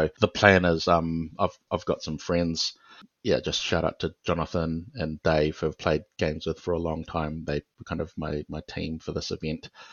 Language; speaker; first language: English; native; English